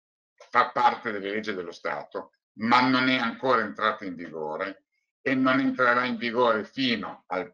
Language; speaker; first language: Italian; native; Italian